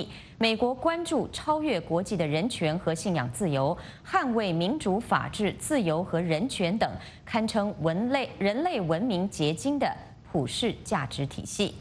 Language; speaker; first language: Chinese; native; Chinese